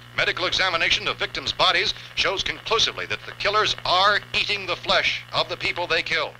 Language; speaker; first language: English; non-native, fluent; Danish